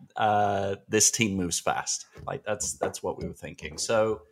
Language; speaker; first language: English; native; English